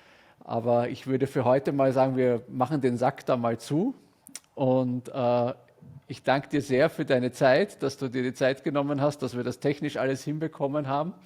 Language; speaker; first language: German; native; German